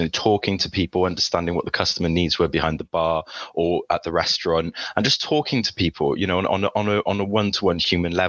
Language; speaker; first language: English; early bilingual, other home language; French